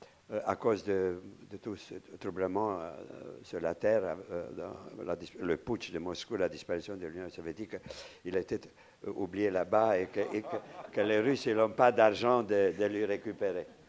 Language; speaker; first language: French; non-native, fluent; Romanian